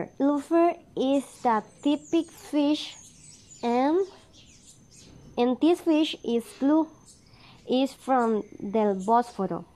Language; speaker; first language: English; non-native, learner; Spanish